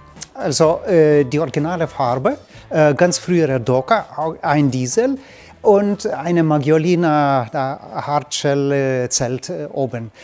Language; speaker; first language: German; non-native, learner; Lithuanian